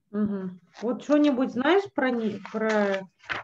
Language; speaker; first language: Russian; native; Russian